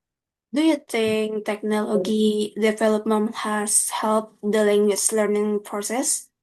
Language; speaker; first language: English; non-native, learner; Indonesian